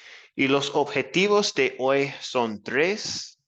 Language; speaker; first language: Spanish; non-native, fluent; English